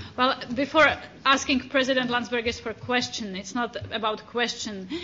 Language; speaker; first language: English; non-native, fluent; Czech